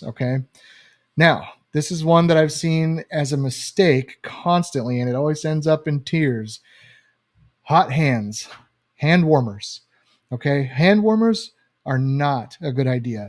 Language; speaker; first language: English; native; English